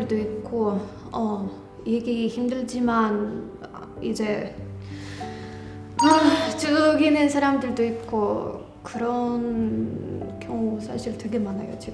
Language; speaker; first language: Korean; non-native, fluent; Ukrainian